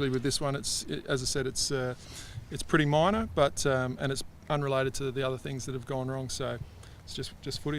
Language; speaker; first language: English; native; English